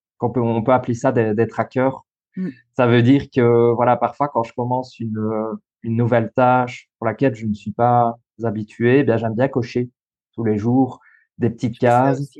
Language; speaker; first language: French; native; French